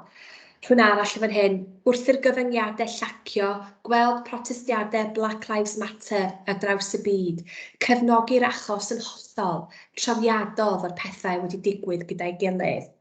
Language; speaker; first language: Welsh; native; Welsh